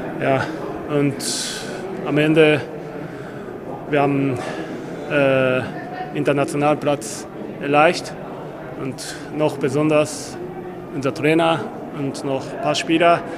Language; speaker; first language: German; non-native, learner; Japanese